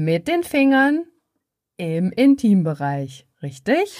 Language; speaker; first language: German; native; German